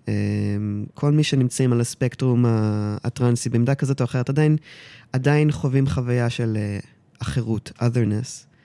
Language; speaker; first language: Hebrew; early bilingual, heritage; Hebrew